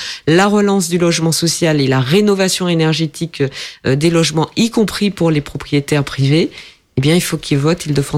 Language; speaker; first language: French; native; French